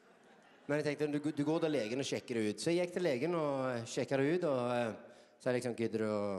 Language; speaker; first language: Norwegian; native; Norwegian